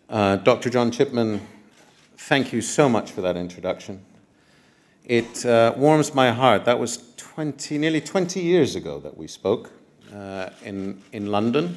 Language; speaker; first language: English; non-native, fluent; Arabic